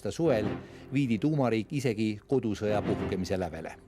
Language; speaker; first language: Estonian; native; Estonian